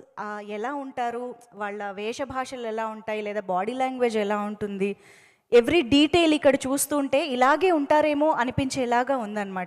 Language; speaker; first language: Telugu; native; Telugu